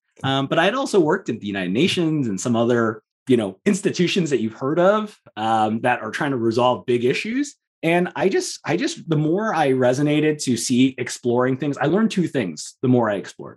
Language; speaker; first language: English; native; English